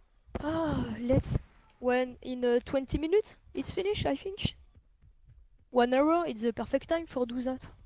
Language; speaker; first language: English; non-native, learner; French